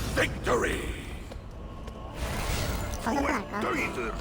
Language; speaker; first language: Korean; native; Korean